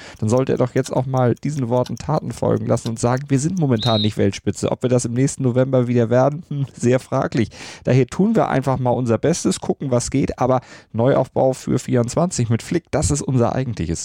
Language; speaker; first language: German; native; German